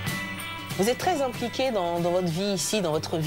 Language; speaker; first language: French; native; French